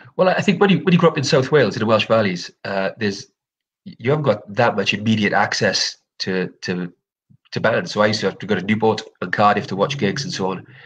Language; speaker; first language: English; native; English